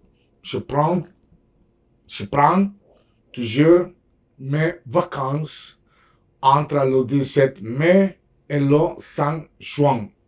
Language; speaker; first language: French; non-native, fluent; Spanish